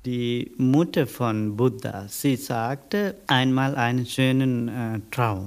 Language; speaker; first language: German; non-native, learner; Sinhala